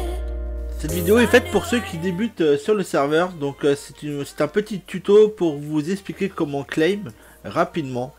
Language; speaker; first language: French; native; French